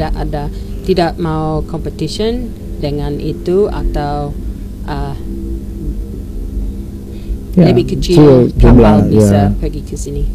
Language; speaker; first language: Indonesian; non-native, learner; English